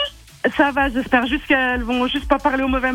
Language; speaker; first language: French; native; French